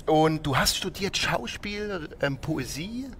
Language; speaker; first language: German; native; German